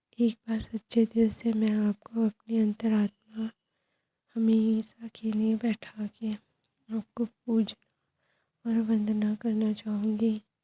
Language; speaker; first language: Hindi; native; Hindi